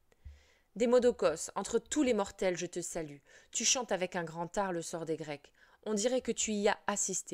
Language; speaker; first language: French; native; French